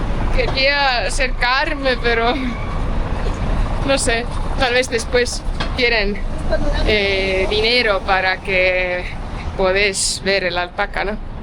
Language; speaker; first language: Spanish; non-native, fluent; Estonian